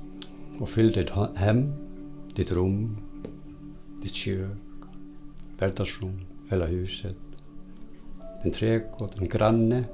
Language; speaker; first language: Swedish; non-native, fluent; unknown